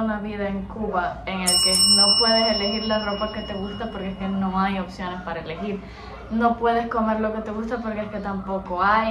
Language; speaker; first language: Spanish; native; Spanish